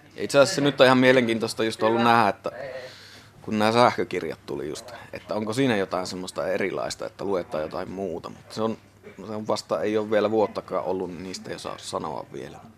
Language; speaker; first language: Finnish; native; Finnish